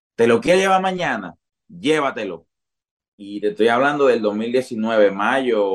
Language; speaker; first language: Spanish; native; Spanish